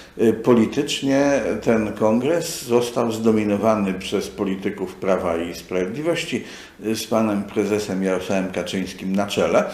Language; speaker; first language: Polish; native; Polish